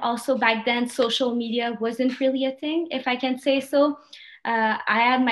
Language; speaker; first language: English; non-native, fluent; French